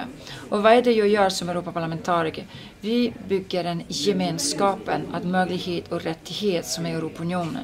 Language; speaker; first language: Swedish; non-native, fluent; Italian